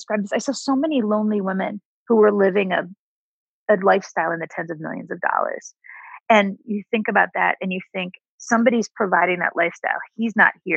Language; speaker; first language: English; native; English